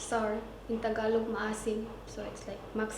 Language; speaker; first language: English; non-native, local second language; Cebuano